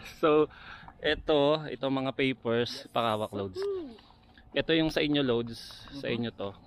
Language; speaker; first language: Filipino; non-native, local second language; Hiligaynon